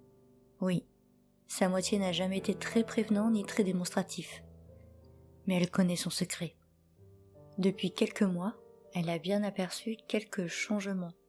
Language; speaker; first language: French; native; French